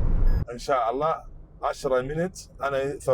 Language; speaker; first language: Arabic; non-native, learner; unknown